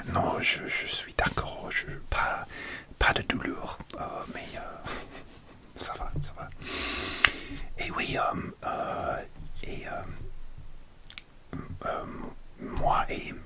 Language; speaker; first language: French; non-native, learner; English